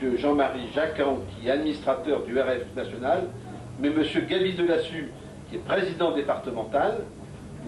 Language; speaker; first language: French; native; French